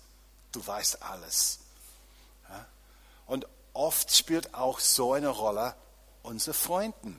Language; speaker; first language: German; non-native, fluent; English